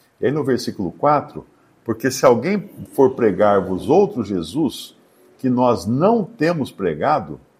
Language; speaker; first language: Portuguese; native; Portuguese